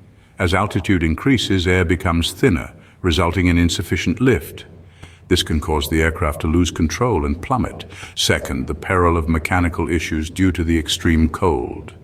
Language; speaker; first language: English; native; English